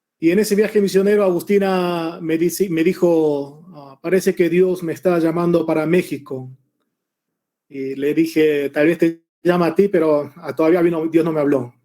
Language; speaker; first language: Spanish; early bilingual, other home language; Korean